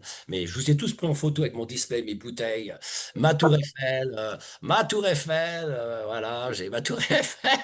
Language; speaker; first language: French; native; French